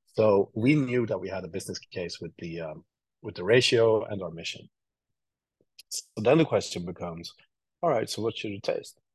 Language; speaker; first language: English; non-native, fluent; Swedish